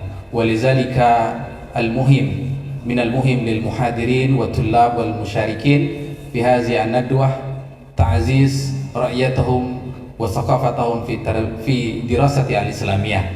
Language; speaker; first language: Arabic; non-native, fluent; Indonesian